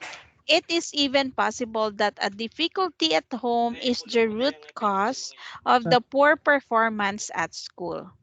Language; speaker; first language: English; non-native, fluent; Vietnamese